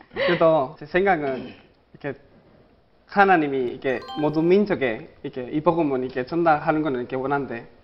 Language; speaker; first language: Korean; non-native, learner; Spanish